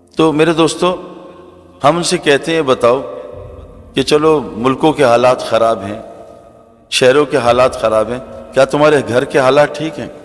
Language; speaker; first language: Urdu; native; Urdu